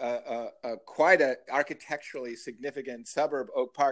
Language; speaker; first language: English; native; English